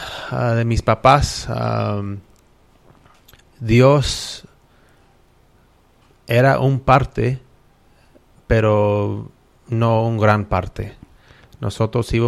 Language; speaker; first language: Spanish; non-native, fluent; English